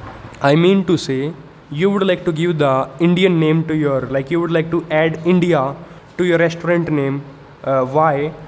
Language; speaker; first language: English; non-native, local second language; Hindi